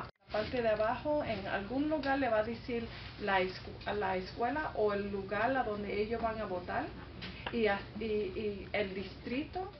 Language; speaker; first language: Spanish; early bilingual, heritage; Spanish